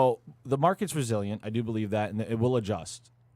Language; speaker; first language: English; native; English